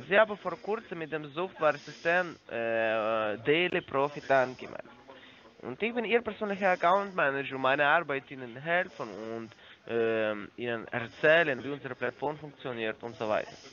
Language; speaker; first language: German; non-native, learner; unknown